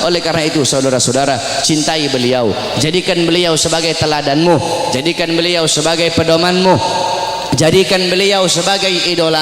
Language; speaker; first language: Indonesian; native; Indonesian